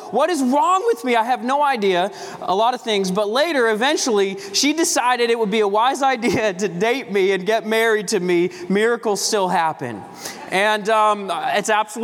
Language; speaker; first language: English; native; English